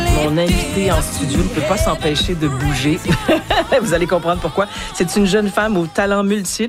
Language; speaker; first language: French; native; French